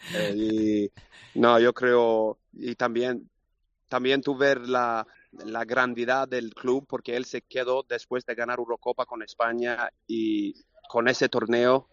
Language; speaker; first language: Spanish; non-native, learner; Swedish